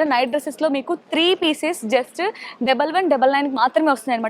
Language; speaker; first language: Telugu; native; Telugu